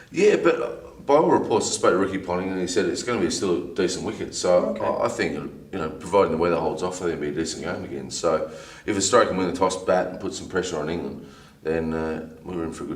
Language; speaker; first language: English; native; English